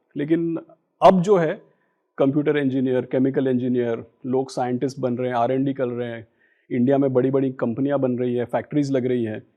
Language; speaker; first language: Hindi; non-native, local second language; Gujarati